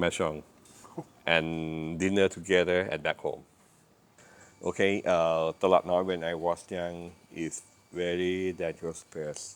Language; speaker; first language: English; non-native, learner; Thai